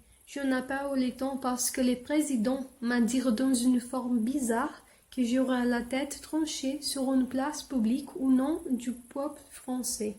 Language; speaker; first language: French; non-native, learner; English